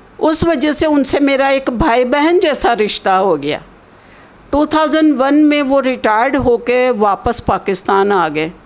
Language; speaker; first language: Hindi; native; Hindi